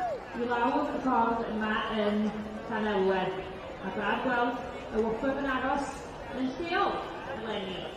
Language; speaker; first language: Welsh; native; Welsh